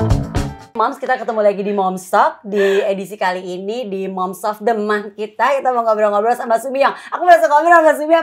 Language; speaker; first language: Indonesian; native; Indonesian